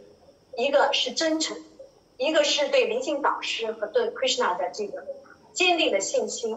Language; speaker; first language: Chinese; native; Chinese